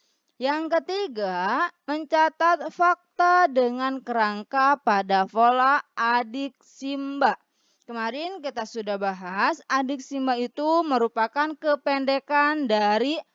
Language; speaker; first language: Indonesian; native; Indonesian